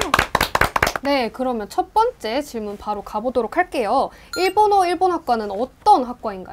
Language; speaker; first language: Korean; native; Korean